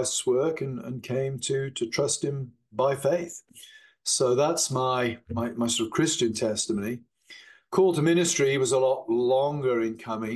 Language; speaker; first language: English; native; English